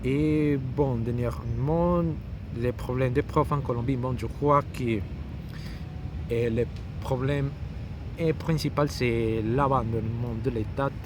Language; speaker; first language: French; non-native, learner; Spanish